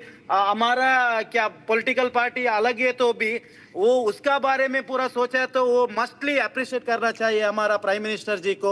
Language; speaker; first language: Hindi; non-native, local second language; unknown